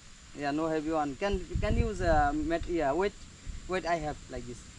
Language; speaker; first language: English; non-native, learner; Bangla